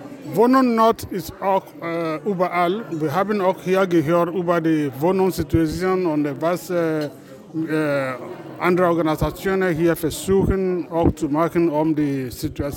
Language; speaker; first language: German; non-native, fluent; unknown